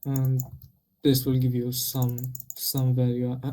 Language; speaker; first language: English; non-native, fluent; Romanian